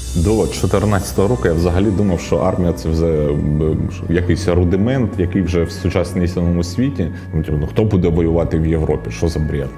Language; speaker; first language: Ukrainian; non-native, local second language; Russian